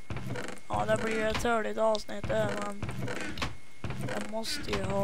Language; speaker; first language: Swedish; native; Swedish